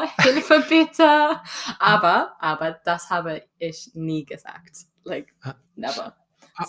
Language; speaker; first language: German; non-native, learner; English